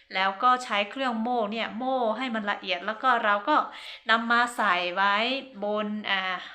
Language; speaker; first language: Thai; non-native, local second language; Hmong